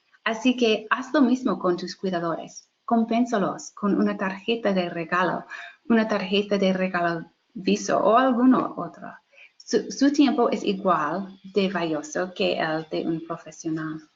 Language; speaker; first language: Spanish; non-native, fluent; English